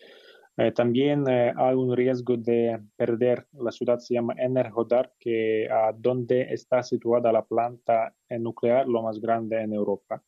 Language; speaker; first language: Spanish; non-native, fluent; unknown